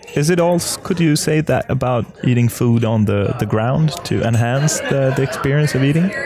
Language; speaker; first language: English; non-native, fluent; Swedish